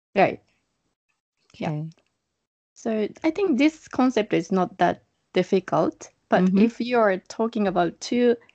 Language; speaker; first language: English; non-native, fluent; Japanese